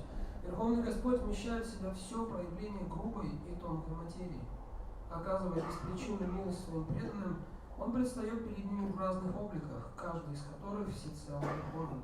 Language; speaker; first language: Russian; native; Russian